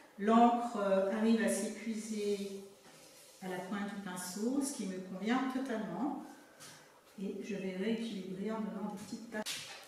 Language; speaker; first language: French; native; French